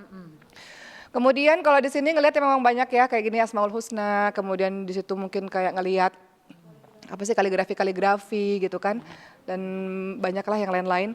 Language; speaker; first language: Indonesian; native; Indonesian